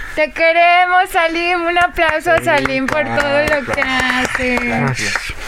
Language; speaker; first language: Spanish; native; Spanish